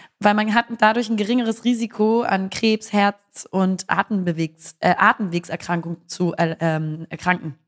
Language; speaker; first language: German; native; German